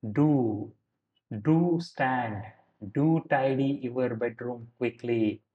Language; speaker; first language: English; non-native, local second language; Kannada